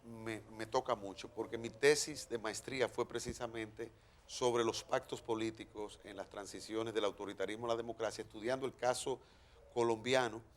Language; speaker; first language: Spanish; native; Spanish